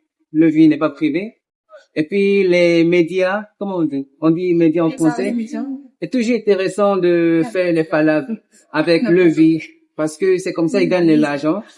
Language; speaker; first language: French; non-native, learner; Korean